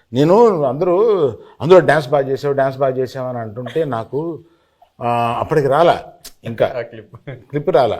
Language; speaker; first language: Telugu; native; Telugu